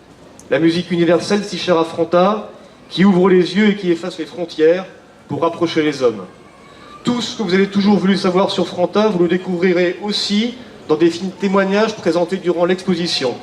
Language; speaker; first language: French; native; French